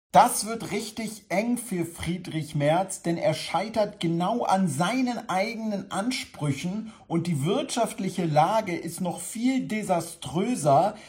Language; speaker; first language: German; native; German